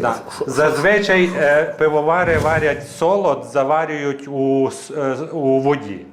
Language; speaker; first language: Ukrainian; native; Ukrainian